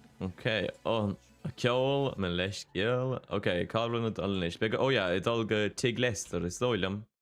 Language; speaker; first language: Irish; native; Irish